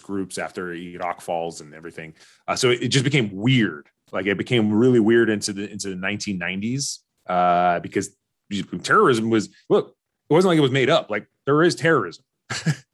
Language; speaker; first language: English; early bilingual, other home language; Arabic